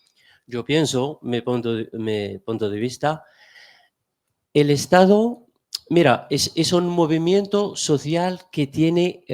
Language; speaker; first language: Spanish; non-native, fluent; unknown